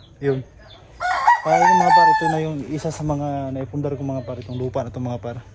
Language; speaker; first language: Filipino; non-native, local second language; Cebuano